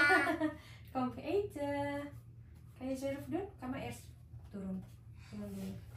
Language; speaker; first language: Dutch; non-native, learner; Indonesian